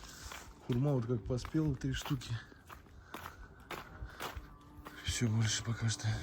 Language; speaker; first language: Russian; native; Russian